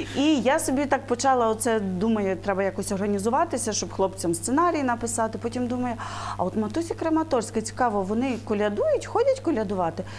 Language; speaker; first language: Ukrainian; native; Ukrainian